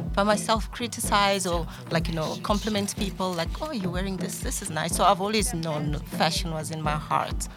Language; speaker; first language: English; non-native, fluent; Portuguese